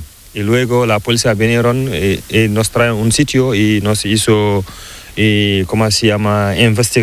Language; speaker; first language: Spanish; non-native, learner; Fula